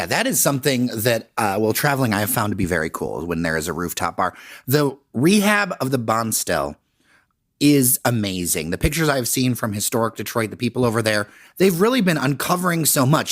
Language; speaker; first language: English; native; English